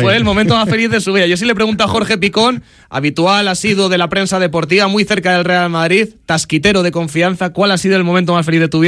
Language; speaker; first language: Spanish; native; Spanish